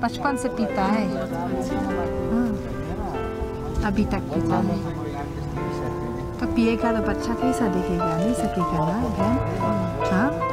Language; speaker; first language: Hindi; non-native, local second language; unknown